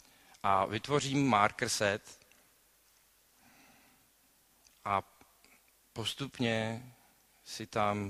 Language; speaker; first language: Czech; native; Czech